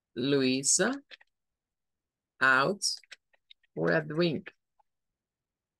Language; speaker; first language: English; non-native, fluent; Spanish